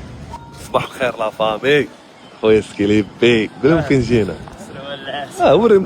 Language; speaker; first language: Arabic; native; Arabic